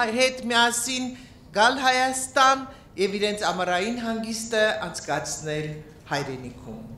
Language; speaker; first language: Armenian; native; Armenian